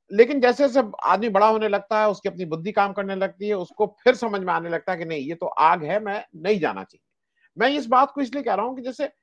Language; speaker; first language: Hindi; native; Hindi